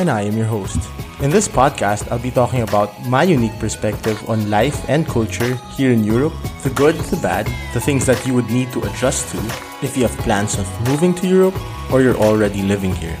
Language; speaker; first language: English; non-native, local second language; Filipino